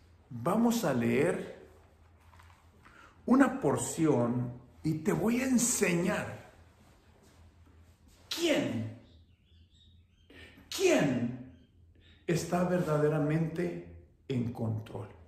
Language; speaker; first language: Spanish; native; Spanish